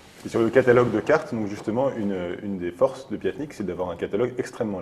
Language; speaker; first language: French; native; French